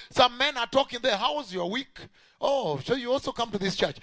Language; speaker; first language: English; non-native, local second language; Luo (Kenya and Tanzania)